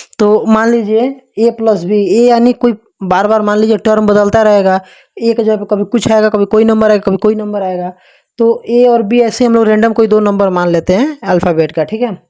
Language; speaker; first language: Hindi; native; Hindi